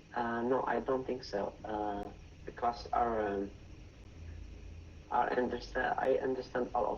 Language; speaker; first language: English; non-native, learner; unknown